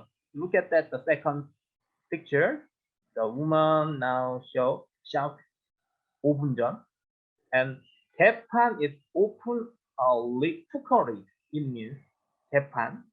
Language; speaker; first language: English; non-native, learner; Korean